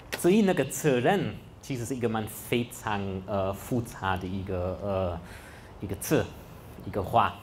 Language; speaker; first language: Chinese; non-native, fluent; German